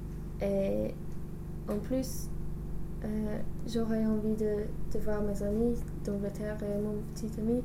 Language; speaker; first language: French; non-native, learner; English